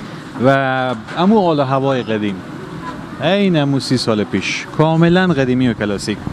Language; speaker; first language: Persian; native; Persian